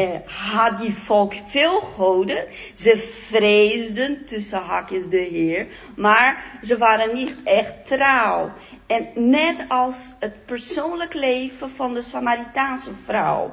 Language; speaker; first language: Dutch; non-native, fluent; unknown